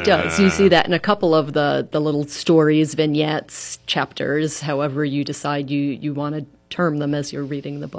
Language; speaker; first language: English; native; English